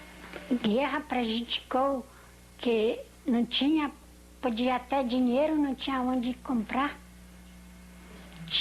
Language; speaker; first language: Portuguese; non-native, learner; Polish